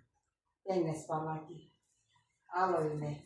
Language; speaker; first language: Greek; non-native, local second language; Armenian